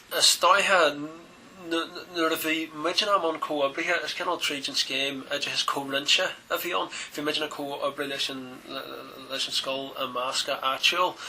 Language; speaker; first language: Irish; native; Irish